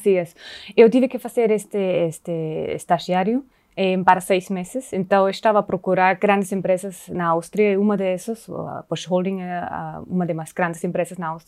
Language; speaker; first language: Portuguese; non-native, fluent; German